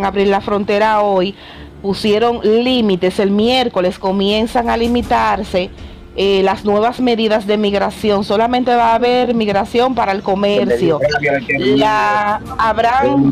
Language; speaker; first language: Spanish; native; Spanish